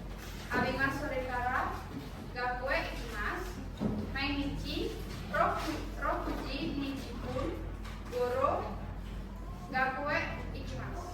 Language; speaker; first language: Japanese; non-native, learner; Indonesian